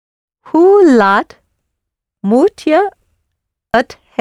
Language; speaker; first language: Dutch; non-native, learner; English